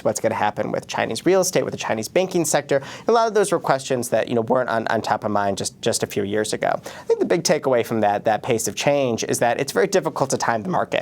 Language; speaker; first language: English; native; English